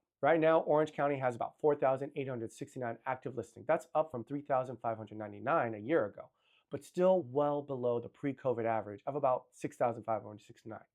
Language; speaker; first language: English; native; English